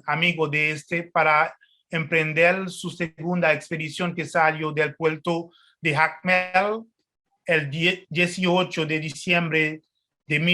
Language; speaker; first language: Spanish; non-native, fluent; French